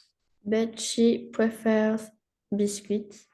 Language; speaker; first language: English; non-native, learner; French